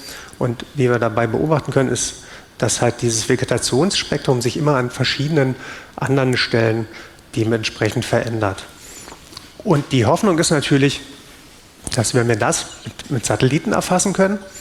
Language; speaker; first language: German; native; German